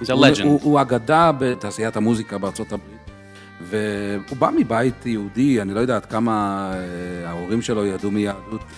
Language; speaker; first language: Hebrew; native; Hebrew